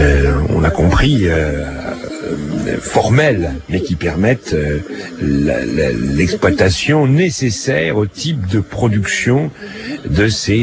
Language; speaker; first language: French; native; French